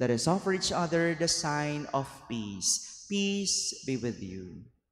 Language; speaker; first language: English; non-native, local second language; Filipino